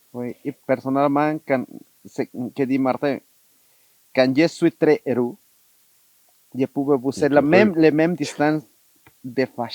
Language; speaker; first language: French; non-native, learner; Spanish